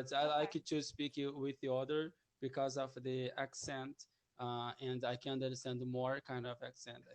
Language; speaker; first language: English; non-native, learner; Portuguese